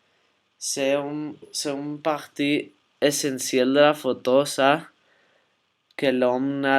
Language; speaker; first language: French; non-native, learner; Spanish